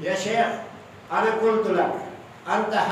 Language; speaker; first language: Arabic; non-native, fluent; Urdu